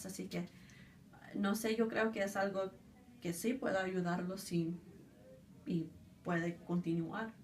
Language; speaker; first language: Spanish; early bilingual, other home language; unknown